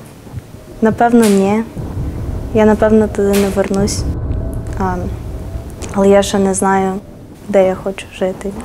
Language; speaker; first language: Ukrainian; early bilingual, heritage; Ukrainian